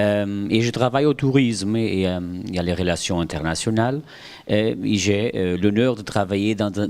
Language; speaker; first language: French; non-native, fluent; Portuguese